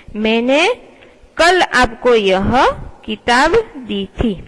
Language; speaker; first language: Hindi; non-native, local second language; Gujarati